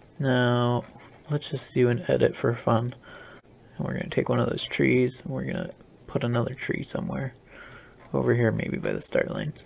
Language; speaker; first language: English; native; English